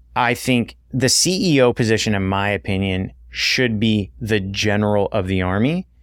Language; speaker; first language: English; native; English